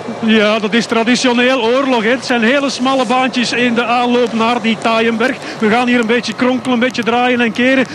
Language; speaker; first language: Dutch; native; Dutch